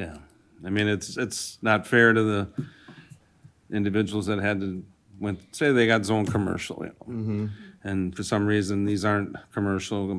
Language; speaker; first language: English; native; English